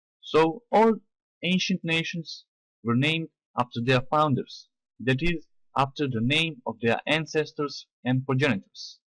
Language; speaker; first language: English; non-native, fluent; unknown